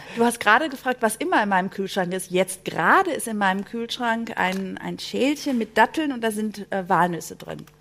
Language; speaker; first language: German; early bilingual, other home language; Greek